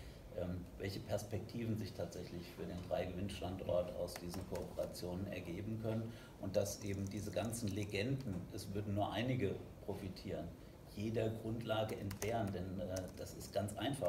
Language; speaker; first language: German; native; German